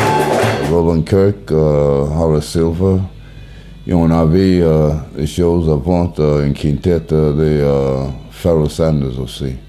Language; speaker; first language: French; non-native, learner; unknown